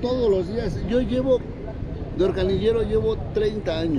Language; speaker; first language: Spanish; native; Spanish